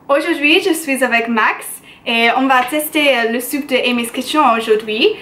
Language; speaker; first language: French; non-native, learner; English